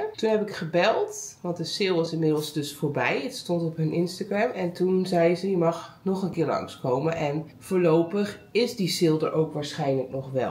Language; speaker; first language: Dutch; native; Dutch